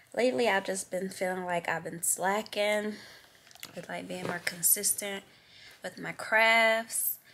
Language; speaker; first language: English; native; English